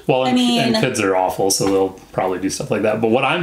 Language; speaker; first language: English; native; English